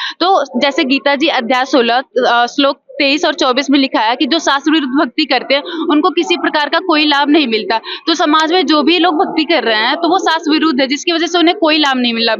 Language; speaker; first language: Hindi; native; Hindi